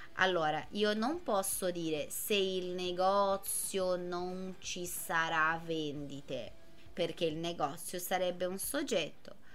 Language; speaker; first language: Italian; non-native, fluent; Portuguese